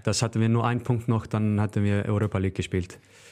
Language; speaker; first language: German; non-native, fluent; Icelandic